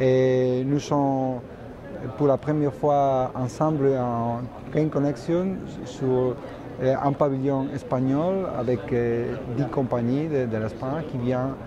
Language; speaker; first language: French; non-native, fluent; Spanish